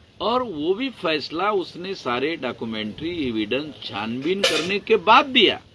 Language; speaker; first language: Hindi; non-native, local second language; Marathi